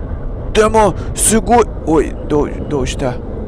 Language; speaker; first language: Japanese; non-native, learner; Russian